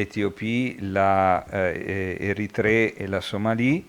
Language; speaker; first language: French; non-native, fluent; Italian